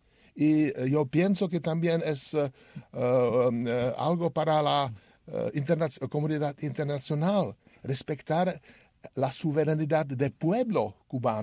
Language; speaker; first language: Spanish; non-native, learner; Czech